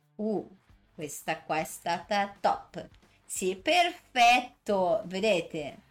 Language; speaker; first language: Italian; non-native, fluent; Portuguese